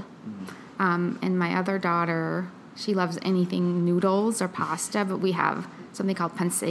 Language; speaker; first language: English; early bilingual, other home language; Filipino